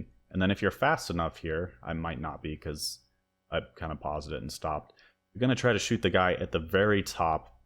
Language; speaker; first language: English; native; English